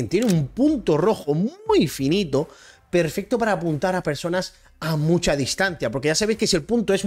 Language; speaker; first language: Spanish; native; Spanish